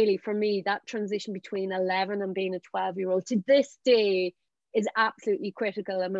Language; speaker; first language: English; native; English